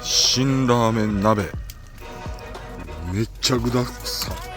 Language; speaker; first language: Japanese; native; Japanese